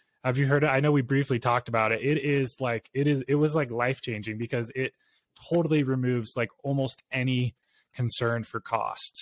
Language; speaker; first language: English; native; English